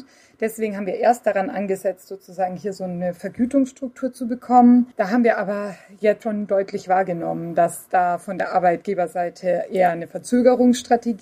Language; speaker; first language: German; native; German